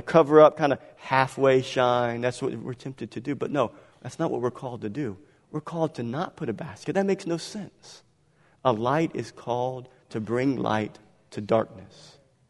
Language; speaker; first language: English; native; English